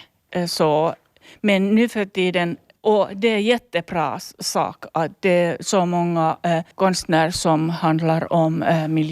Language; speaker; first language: Swedish; non-native, local second language; Finnish